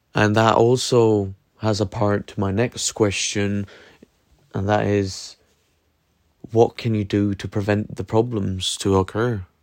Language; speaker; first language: English; non-native, fluent; Norwegian